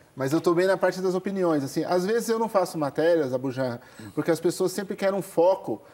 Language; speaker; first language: Portuguese; native; Portuguese